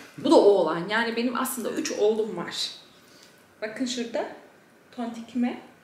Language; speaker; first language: Turkish; early bilingual, heritage; Turkish